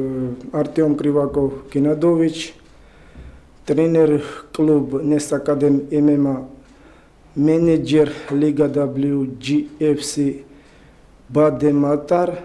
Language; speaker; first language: Russian; non-native, learner; Georgian